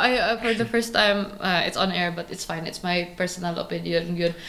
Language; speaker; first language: English; non-native, local second language; Cebuano